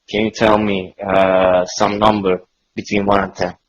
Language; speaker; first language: English; non-native, learner; Turkish